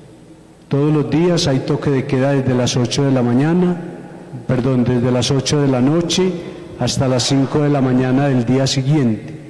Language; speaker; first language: Spanish; native; Spanish